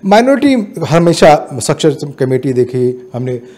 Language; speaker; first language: Hindi; native; Hindi